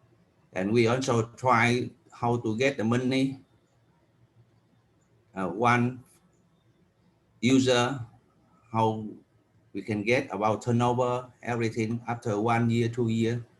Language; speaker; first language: English; non-native, learner; Vietnamese